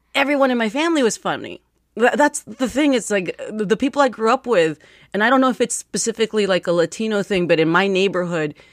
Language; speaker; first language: English; native; English